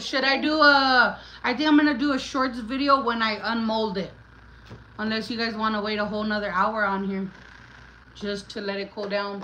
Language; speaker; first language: English; early bilingual, other home language; Spanish